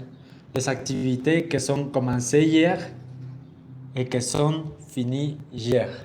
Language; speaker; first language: French; non-native, learner; Spanish